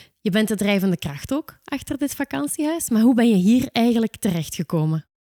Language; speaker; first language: Dutch; native; Dutch